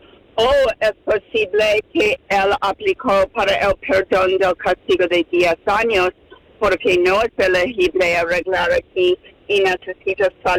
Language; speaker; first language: Spanish; non-native, fluent; English